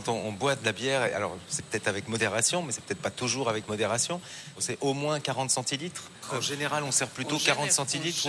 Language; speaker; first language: French; native; French